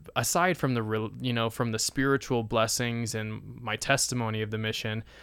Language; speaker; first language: English; native; English